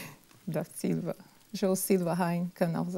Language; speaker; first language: German; non-native, fluent; Portuguese